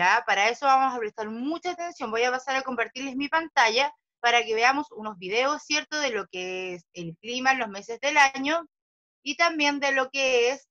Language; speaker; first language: Spanish; native; Spanish